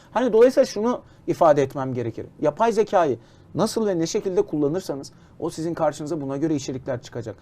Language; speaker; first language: Turkish; native; Turkish